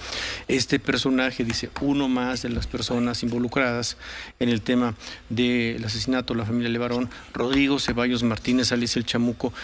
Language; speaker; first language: Spanish; native; Spanish